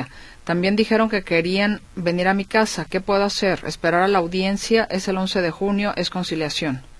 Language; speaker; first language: Spanish; native; Spanish